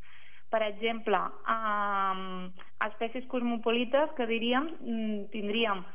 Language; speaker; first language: Catalan; native; Catalan